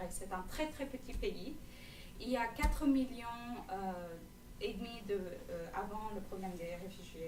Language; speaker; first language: French; non-native, fluent; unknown